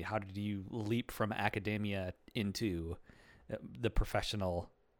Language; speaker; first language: English; native; English